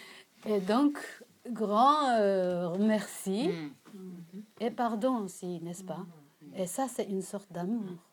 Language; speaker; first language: French; non-native, learner; Japanese